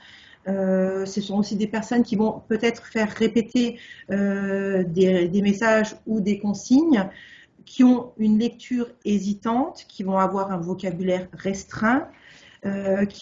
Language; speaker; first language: French; native; French